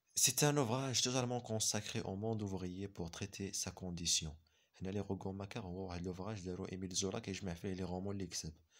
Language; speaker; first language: French; non-native, local second language; Arabic